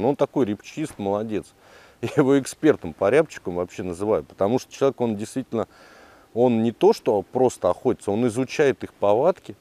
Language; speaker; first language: Russian; native; Russian